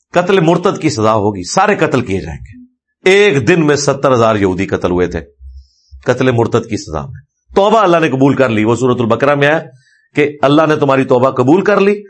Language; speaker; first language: Urdu; non-native, local second language; Punjabi